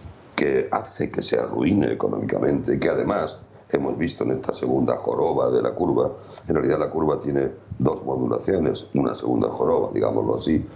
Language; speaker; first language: Spanish; native; Spanish